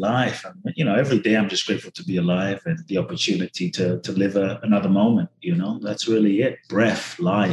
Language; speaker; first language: English; native; English